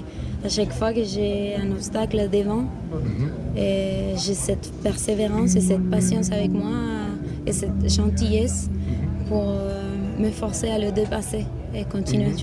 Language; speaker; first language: French; non-native, fluent; Spanish